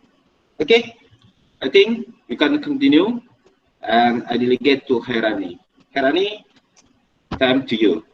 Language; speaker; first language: English; non-native, learner; Indonesian